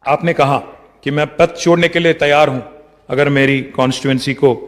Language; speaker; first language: Hindi; non-native, local second language; Telugu